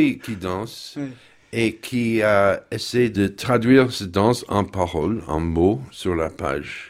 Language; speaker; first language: French; non-native, fluent; English